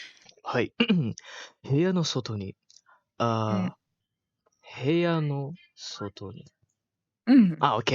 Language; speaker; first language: Japanese; non-native, learner; Malay